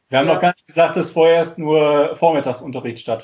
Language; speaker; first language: German; native; German